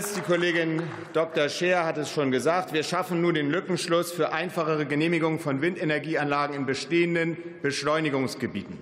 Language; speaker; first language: German; native; German